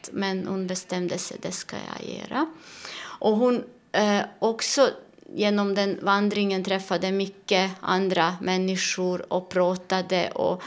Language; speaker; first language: Swedish; non-native, learner; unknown